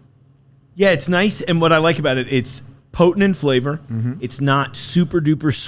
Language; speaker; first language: English; native; English